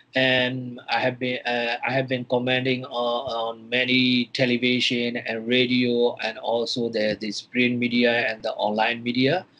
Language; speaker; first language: English; non-native, fluent; Burmese